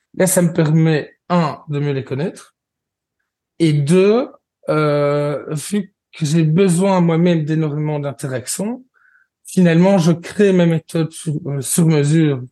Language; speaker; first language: French; native; French